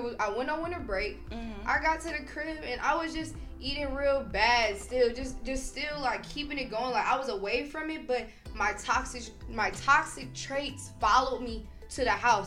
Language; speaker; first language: English; native; English